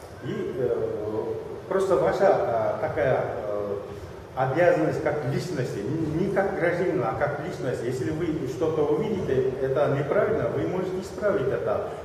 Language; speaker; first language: Russian; non-native, local second language; Kyrgyz